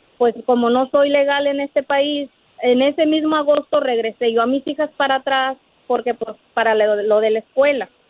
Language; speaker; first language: Spanish; native; Spanish